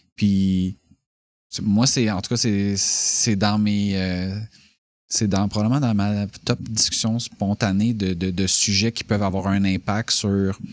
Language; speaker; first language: French; native; French